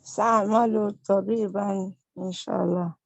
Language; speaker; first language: Arabic; non-native, learner; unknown